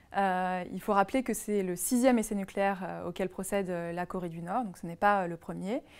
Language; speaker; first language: French; native; French